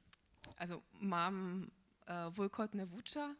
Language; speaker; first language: German; native; German